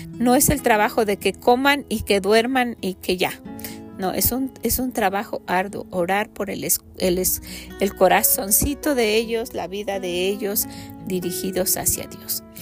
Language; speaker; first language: Spanish; native; Spanish